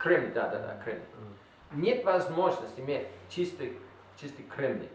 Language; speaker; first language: Russian; non-native, learner; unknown